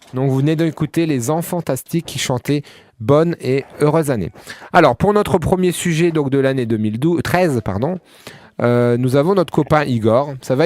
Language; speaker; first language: French; native; French